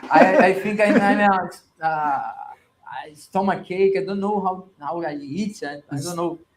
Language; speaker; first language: English; non-native, learner; Portuguese